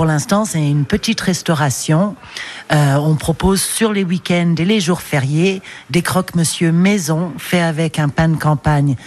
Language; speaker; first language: French; non-native, fluent; English